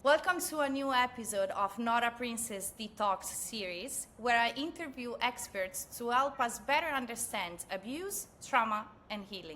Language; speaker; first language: English; non-native, fluent; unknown